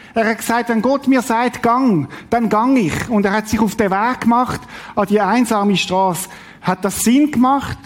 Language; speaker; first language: German; native; German